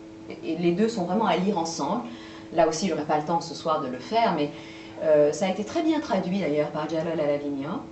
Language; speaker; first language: French; native; French